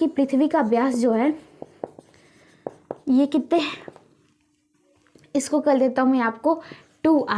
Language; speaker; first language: Hindi; native; Hindi